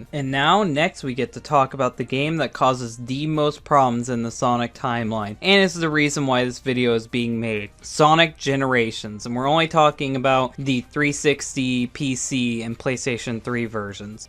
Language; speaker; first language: English; native; English